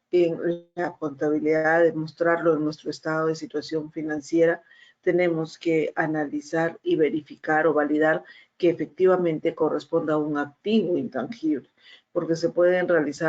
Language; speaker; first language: Spanish; native; Spanish